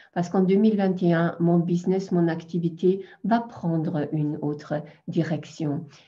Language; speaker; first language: French; non-native, fluent; German